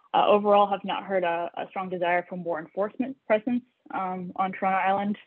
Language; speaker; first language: English; native; English